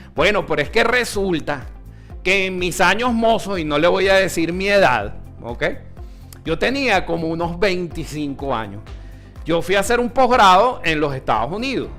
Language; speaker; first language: Spanish; early bilingual, other home language; Italian